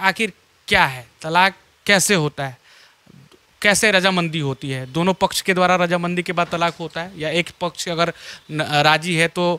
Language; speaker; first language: Hindi; native; Hindi